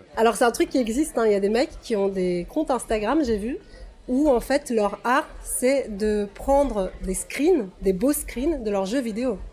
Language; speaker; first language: French; non-native, fluent; Russian